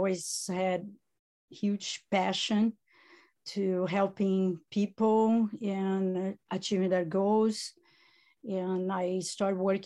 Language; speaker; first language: English; non-native, fluent; Italian